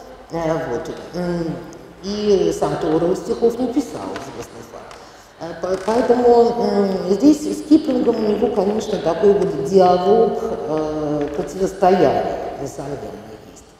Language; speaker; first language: Russian; native; Russian